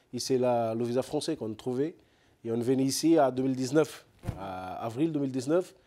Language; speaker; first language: French; non-native, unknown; Portuguese